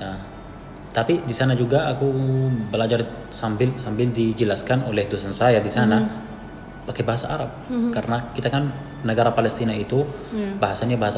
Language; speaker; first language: Indonesian; non-native, fluent; Arabic